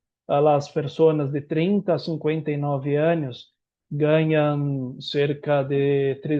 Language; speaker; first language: Spanish; non-native, learner; Portuguese